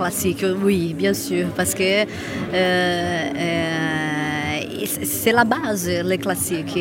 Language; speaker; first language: French; non-native, fluent; Portuguese